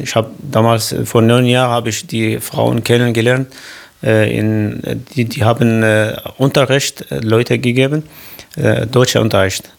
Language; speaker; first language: German; non-native, local second language; Kurdish